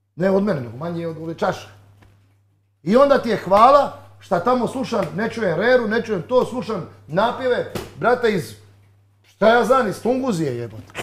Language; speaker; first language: Croatian; native; Croatian